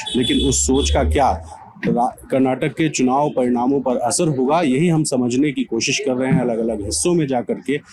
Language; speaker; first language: Hindi; native; Hindi